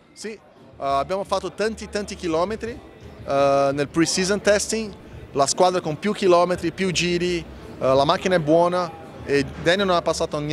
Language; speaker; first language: Italian; non-native, learner; Portuguese